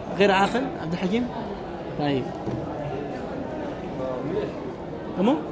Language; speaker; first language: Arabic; non-native, fluent; French